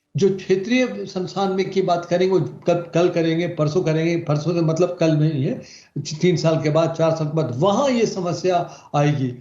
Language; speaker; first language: Hindi; native; Hindi